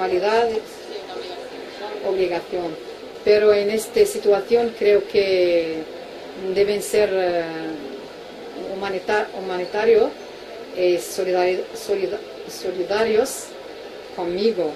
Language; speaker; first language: Spanish; non-native, local second language; Arabic